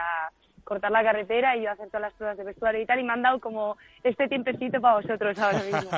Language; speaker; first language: Spanish; native; Spanish